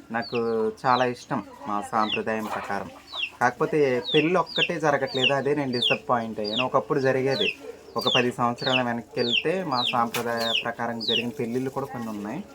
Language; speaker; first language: Telugu; non-native, local second language; Koya